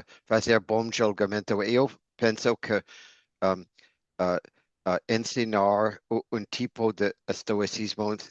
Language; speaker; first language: Portuguese; non-native, learner; English